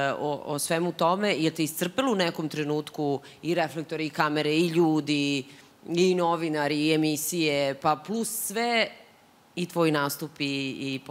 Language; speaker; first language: Serbian; native; Serbian